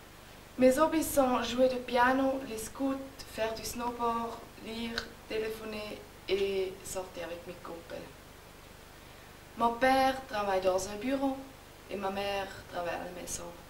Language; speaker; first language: French; non-native, learner; German